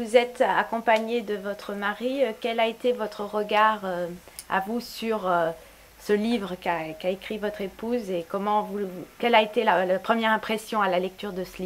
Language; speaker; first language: French; native; French